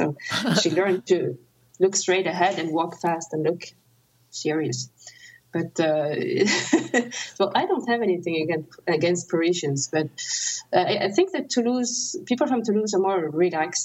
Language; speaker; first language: English; non-native, fluent; Norwegian